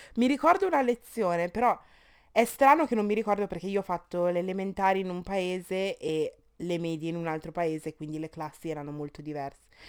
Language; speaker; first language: Italian; early bilingual, other home language; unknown